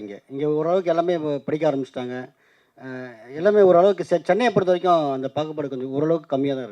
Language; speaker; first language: Tamil; native; Tamil